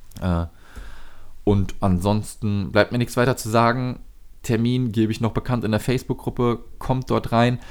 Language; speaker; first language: German; native; German